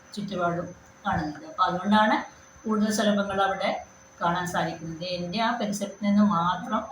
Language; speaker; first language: Malayalam; native; Malayalam